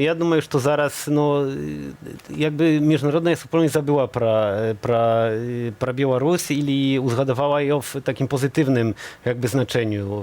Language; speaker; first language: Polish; non-native, learner; Belarusian